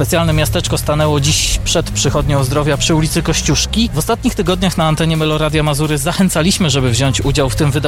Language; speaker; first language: Polish; native; Polish